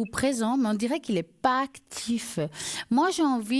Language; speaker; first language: French; native; French